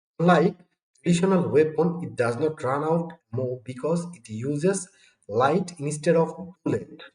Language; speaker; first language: English; non-native, local second language; Bangla